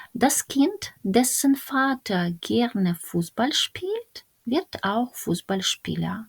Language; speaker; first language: German; non-native, fluent; Ukrainian